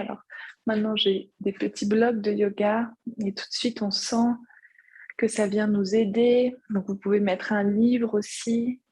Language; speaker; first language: French; native; French